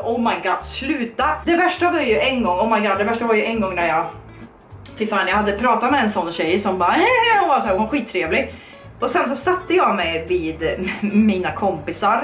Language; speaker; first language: Swedish; native; Swedish